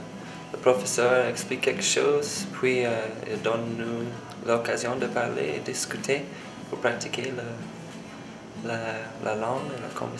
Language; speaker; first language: French; non-native, fluent; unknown